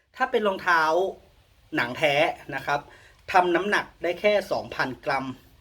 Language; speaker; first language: Thai; native; Thai